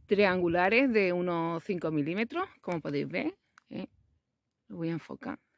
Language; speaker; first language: Spanish; native; Spanish